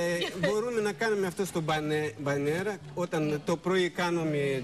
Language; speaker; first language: Greek; non-native, fluent; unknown